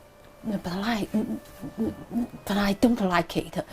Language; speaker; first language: English; non-native, learner; Chinese